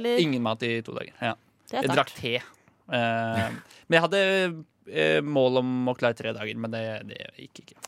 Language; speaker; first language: Norwegian; native; Norwegian